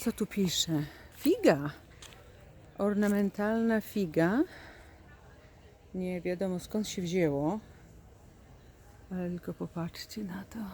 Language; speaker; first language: Polish; native; Polish